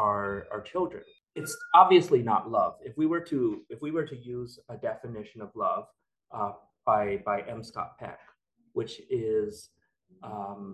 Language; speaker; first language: English; native; English